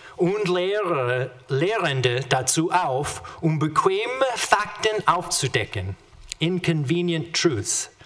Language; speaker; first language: German; non-native, learner; English